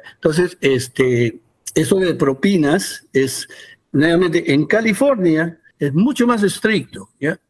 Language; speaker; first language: Spanish; early bilingual, heritage; Spanish